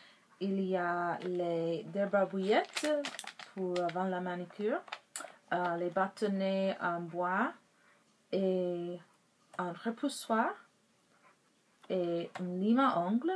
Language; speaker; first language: French; non-native, local second language; English